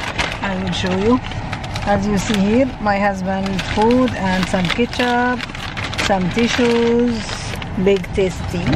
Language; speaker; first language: English; non-native, learner; Arabic